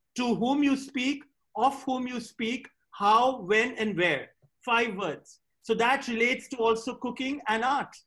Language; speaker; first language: English; non-native, local second language; Hindi